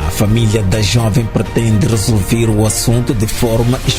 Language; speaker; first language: Portuguese; native; Portuguese